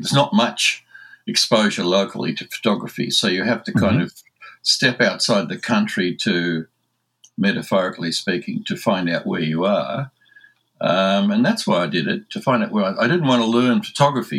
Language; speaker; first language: English; native; English